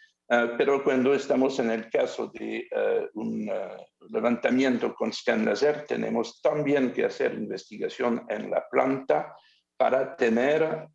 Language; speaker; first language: Spanish; non-native, learner; French